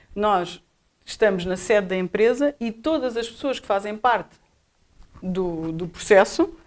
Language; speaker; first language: Portuguese; native; Portuguese